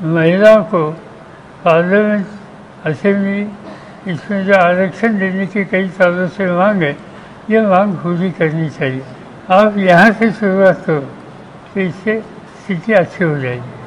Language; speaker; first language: Hindi; non-native, local second language; Marathi